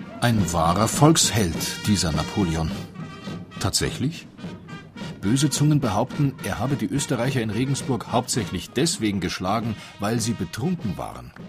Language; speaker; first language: German; native; German